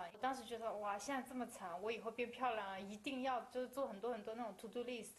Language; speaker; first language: Chinese; native; Chinese